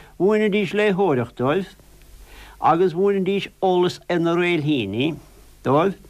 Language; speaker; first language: Irish; native; Irish